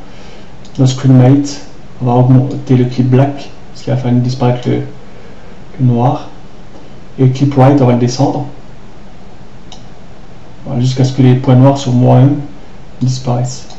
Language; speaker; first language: French; native; French